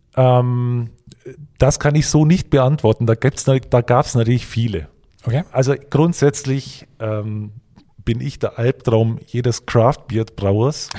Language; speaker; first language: German; native; German